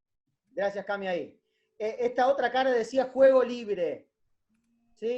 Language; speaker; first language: Spanish; native; Spanish